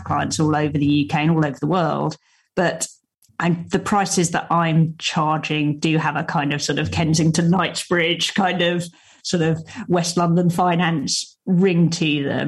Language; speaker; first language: English; native; English